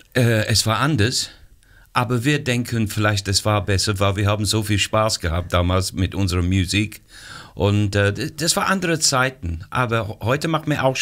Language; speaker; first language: German; non-native, fluent; English